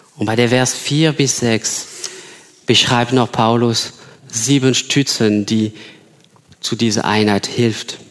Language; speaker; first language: German; non-native, fluent; French